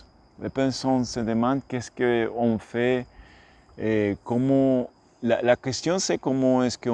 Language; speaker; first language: French; non-native, learner; English